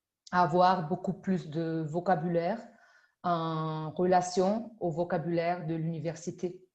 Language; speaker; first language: French; non-native, fluent; Spanish